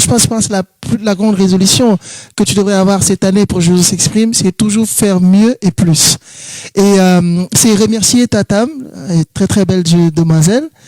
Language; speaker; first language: French; non-native, local second language; Wolof